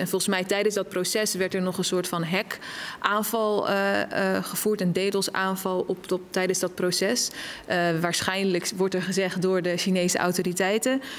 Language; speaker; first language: Dutch; native; Dutch